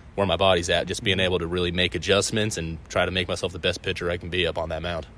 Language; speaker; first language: English; native; English